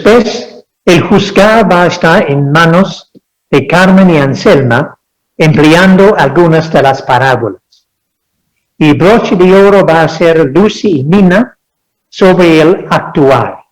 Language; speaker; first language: Spanish; non-native, fluent; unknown